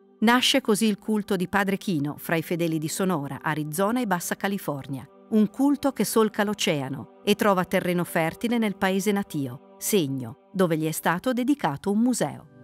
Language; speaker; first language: Italian; native; Italian